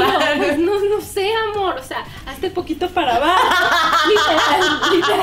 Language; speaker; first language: Spanish; native; Spanish